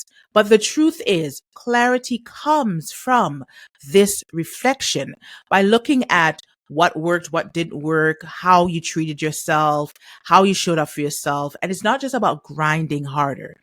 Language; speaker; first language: English; native; English